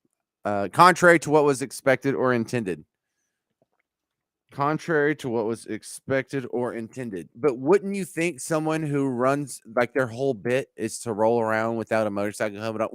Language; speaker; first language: English; native; English